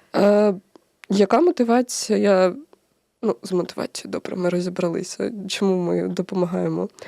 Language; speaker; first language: Ukrainian; native; Ukrainian